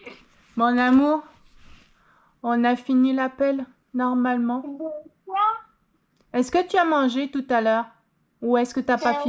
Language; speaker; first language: French; native; French